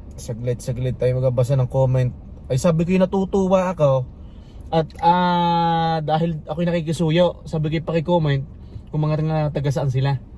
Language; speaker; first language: Filipino; native; Filipino